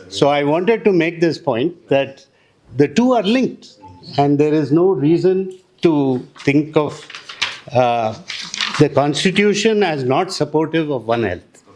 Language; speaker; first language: English; non-native, local second language; Telugu